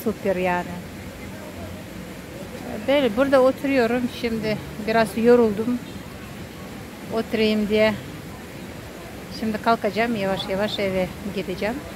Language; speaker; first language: Turkish; non-native, fluent; Russian